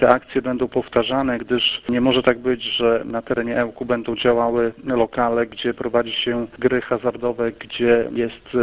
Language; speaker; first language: Polish; native; Polish